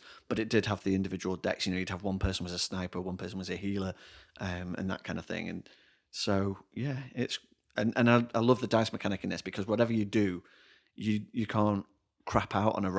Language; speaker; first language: English; native; English